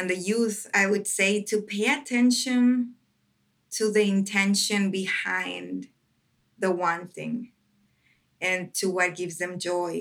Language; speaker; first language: English; non-native, fluent; Spanish